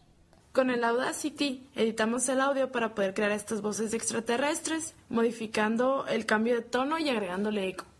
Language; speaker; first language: Spanish; native; Spanish